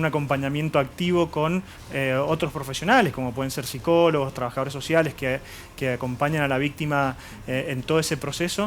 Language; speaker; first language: Spanish; native; Spanish